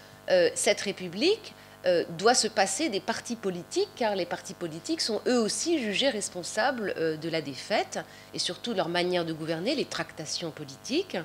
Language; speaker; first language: French; native; French